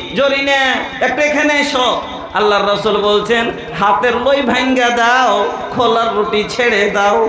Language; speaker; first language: Bangla; non-native, local second language; Bhojpuri